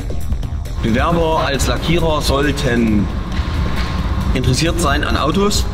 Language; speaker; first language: German; native; German